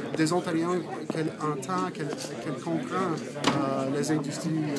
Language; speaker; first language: French; non-native, fluent; English